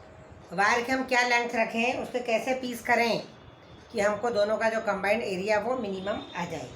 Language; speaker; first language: Hindi; native; Hindi